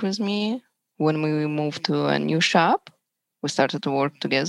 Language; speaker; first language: English; non-native, learner; Russian